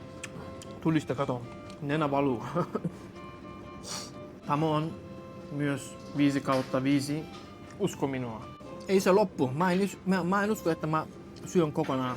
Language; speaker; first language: Finnish; non-native, learner; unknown